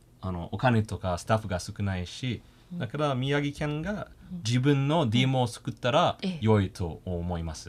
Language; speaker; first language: Japanese; non-native, fluent; English